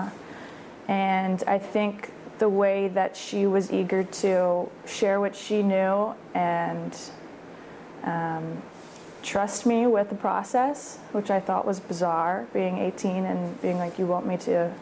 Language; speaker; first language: English; native; English